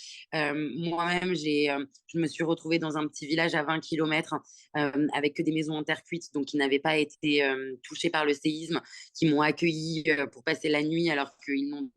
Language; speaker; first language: French; native; French